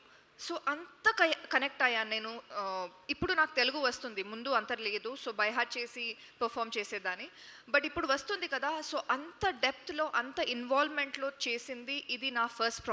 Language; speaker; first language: Telugu; non-native, local second language; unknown